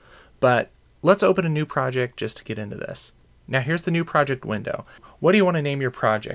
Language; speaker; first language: English; native; English